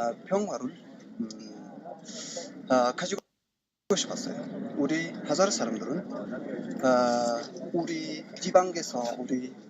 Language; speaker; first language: Korean; non-native, learner; Persian